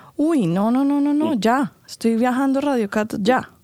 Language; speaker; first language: Spanish; native; Spanish